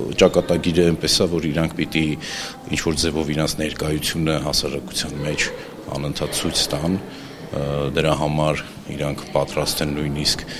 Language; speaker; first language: Armenian; native; Armenian